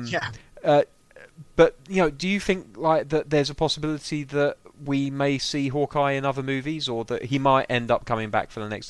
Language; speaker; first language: English; native; English